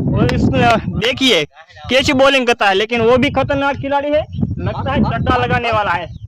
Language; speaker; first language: Hindi; non-native, local second language; Gujarati